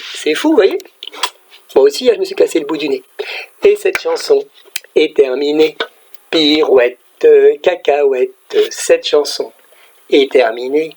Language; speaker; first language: French; native; French